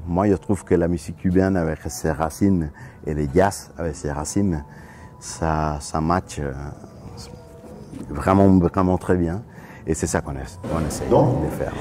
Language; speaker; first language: French; non-native, fluent; Spanish